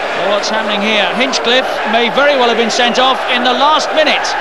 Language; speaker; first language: English; native; English